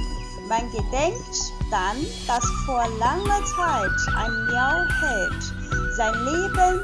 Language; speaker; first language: German; non-native, fluent; Chinese